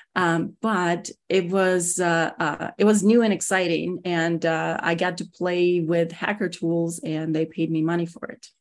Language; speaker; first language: English; non-native, fluent; Russian